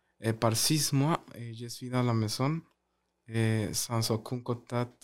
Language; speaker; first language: French; non-native, learner; Spanish